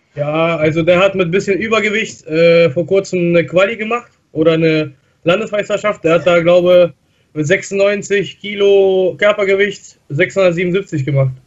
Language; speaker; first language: German; non-native, fluent; Russian